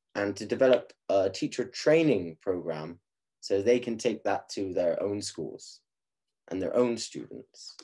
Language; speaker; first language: English; native; English